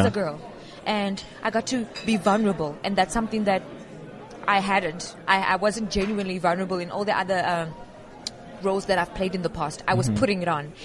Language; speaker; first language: English; non-native, local second language; Venda